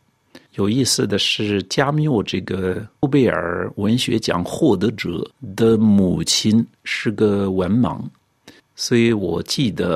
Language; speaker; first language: Chinese; non-native, fluent; French